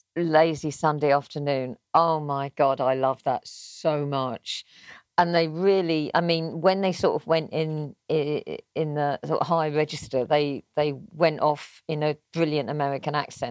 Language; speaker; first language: English; native; English